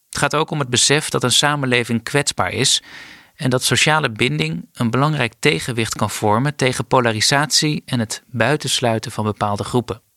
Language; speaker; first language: Dutch; native; Dutch